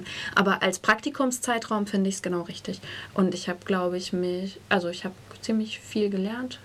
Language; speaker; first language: German; native; German